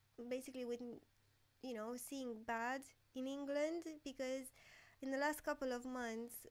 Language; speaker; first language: English; non-native, fluent; Romanian